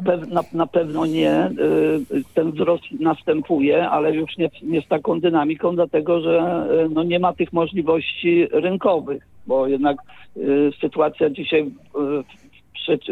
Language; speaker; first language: Polish; native; Polish